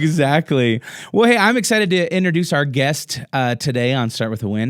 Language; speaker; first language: English; native; English